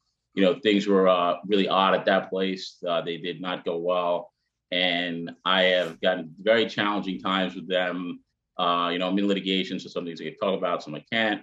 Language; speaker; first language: English; native; English